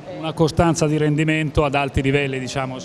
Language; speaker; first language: Italian; native; Italian